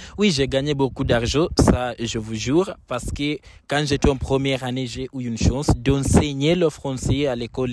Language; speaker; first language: French; non-native, fluent; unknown